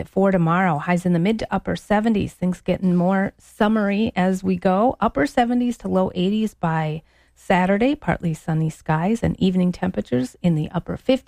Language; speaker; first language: English; native; English